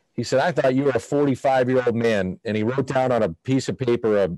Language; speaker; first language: English; native; English